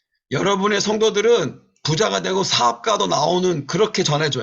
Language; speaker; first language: Korean; native; Korean